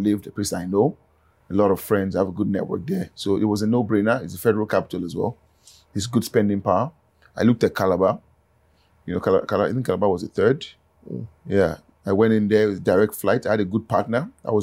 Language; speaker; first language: English; non-native, local second language; Yoruba